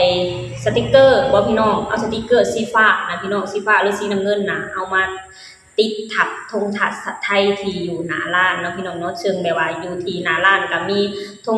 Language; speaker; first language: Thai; non-native, local second language; Northeastern Thai